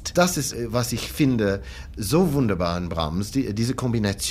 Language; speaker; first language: German; non-native, learner; English